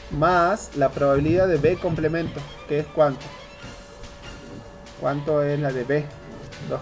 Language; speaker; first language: Spanish; native; Spanish